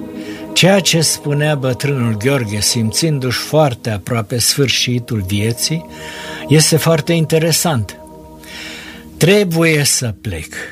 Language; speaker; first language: Romanian; native; Romanian